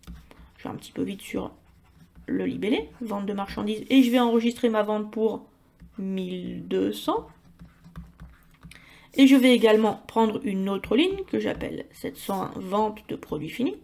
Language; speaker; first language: French; native; French